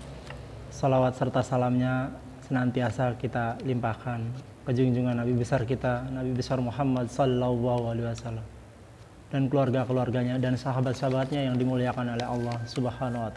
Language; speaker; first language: Indonesian; native; Indonesian